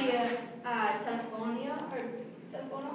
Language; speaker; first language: Spanish; non-native, learner; English